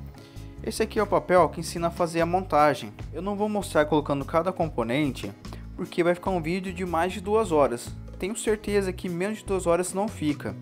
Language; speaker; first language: Portuguese; native; Portuguese